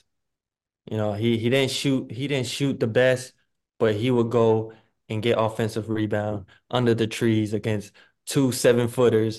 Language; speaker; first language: English; native; English